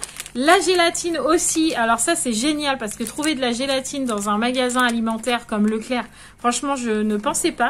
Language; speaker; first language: French; native; French